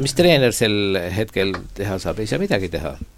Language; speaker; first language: Estonian; native; Estonian